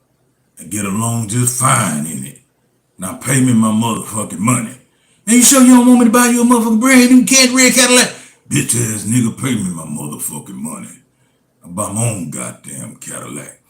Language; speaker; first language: English; native; English